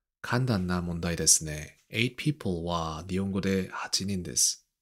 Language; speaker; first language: Japanese; non-native, learner; Korean